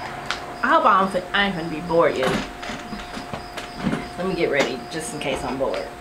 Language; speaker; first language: English; native; English